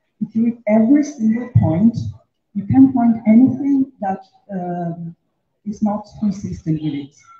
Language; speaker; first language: English; non-native, fluent; Italian